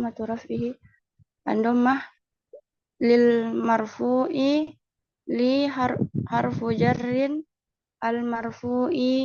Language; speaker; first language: Arabic; non-native, learner; Indonesian